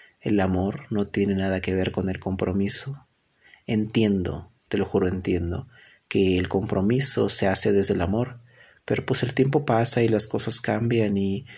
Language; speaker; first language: Spanish; native; Spanish